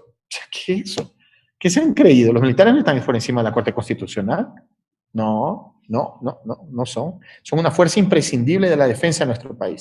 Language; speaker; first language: Spanish; native; Spanish